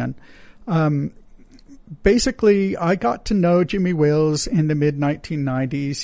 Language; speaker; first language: English; native; English